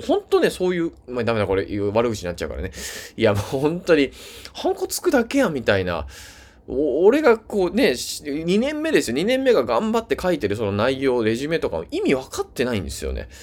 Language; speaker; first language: Japanese; native; Japanese